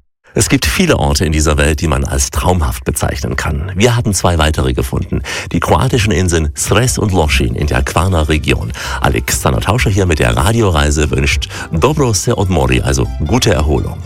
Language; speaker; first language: German; native; German